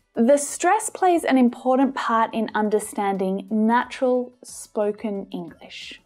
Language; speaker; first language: English; native; English